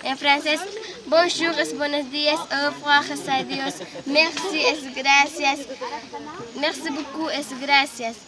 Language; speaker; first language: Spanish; non-native, local second language; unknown